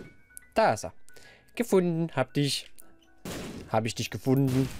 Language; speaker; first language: German; native; German